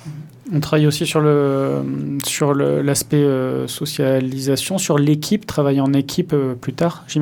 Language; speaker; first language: French; native; French